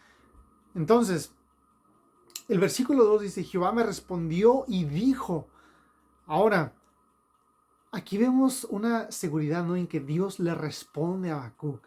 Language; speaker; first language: Spanish; native; Spanish